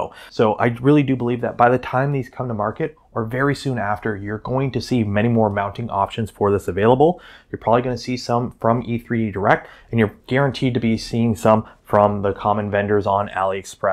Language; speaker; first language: English; native; English